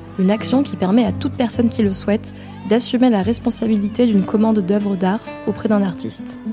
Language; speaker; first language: French; native; French